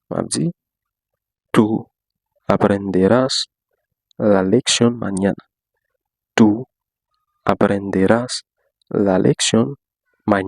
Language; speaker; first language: Spanish; non-native, fluent; Haitian Creole